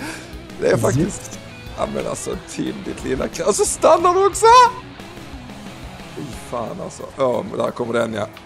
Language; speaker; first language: Swedish; native; Swedish